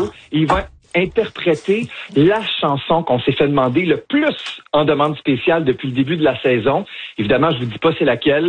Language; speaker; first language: French; native; French